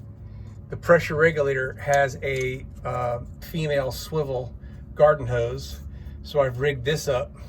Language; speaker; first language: English; native; English